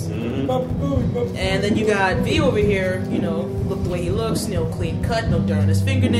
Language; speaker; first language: English; native; English